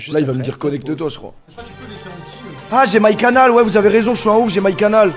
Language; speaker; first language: French; native; French